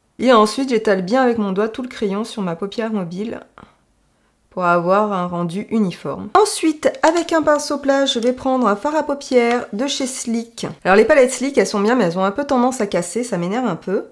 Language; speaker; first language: French; native; French